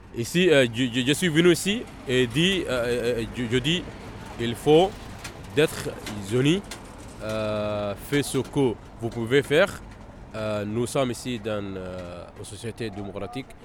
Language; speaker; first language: French; non-native, fluent; Arabic